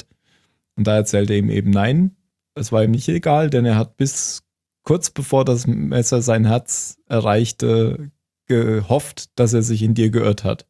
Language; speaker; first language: German; native; German